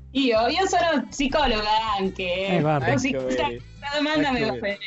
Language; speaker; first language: Italian; non-native, fluent; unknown